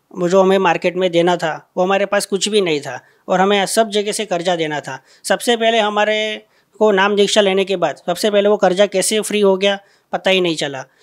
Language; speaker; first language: Hindi; non-native, local second language; Gujarati